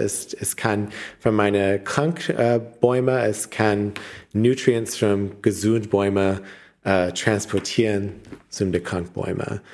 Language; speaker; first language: German; non-native, learner; English